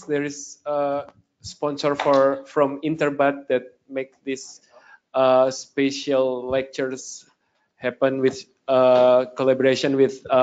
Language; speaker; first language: English; non-native, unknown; Indonesian